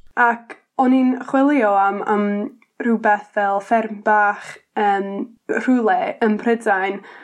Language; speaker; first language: Welsh; non-native, learner; English